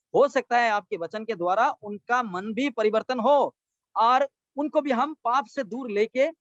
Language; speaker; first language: Hindi; non-native, local second language; Assamese